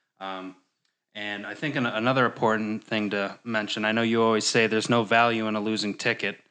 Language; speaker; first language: English; native; English